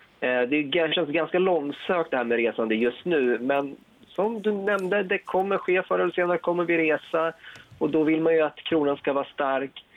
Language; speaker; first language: Swedish; native; Swedish